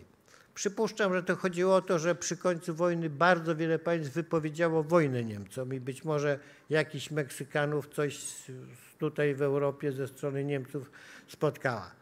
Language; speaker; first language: Polish; native; Polish